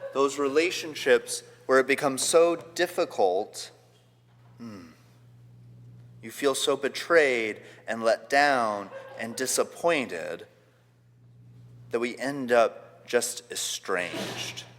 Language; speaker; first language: English; native; English